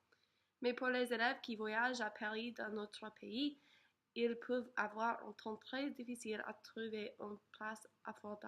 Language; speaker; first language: French; non-native, learner; English